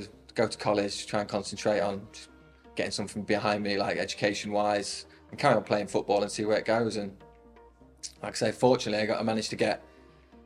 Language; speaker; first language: English; native; English